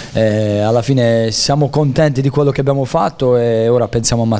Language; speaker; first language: Italian; native; Italian